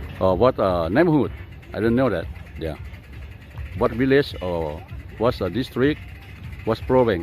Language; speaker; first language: English; non-native, fluent; Lao